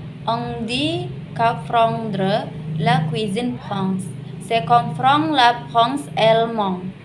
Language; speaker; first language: French; non-native, learner; Indonesian